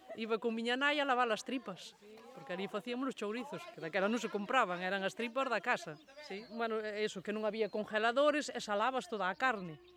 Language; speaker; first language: Galician; native; Galician